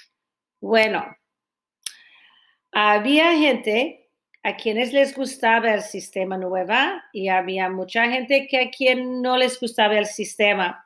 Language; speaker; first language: Spanish; non-native, fluent; English